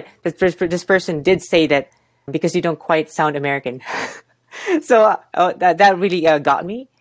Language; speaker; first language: English; non-native, local second language; Cebuano